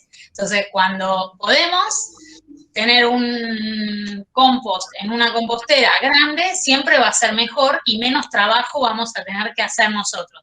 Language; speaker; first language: Spanish; native; Spanish